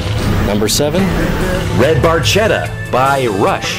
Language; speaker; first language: English; native; English